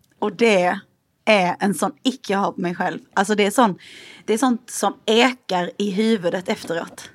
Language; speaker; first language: Swedish; native; Swedish